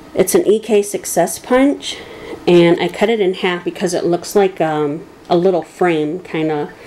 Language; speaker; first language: English; native; English